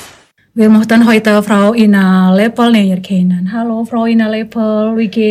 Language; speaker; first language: German; non-native, fluent; Indonesian